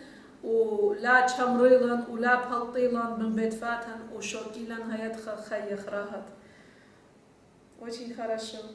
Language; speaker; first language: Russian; non-native, local second language; Assyrian Neo-Aramaic